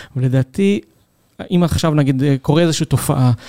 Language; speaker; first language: Hebrew; native; Hebrew